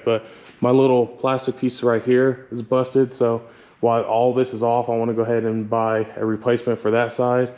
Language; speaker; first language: English; native; English